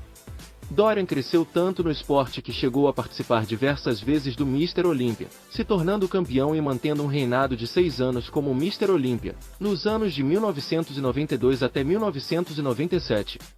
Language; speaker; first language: Portuguese; native; Portuguese